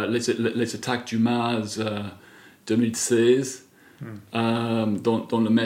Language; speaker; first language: French; non-native, fluent; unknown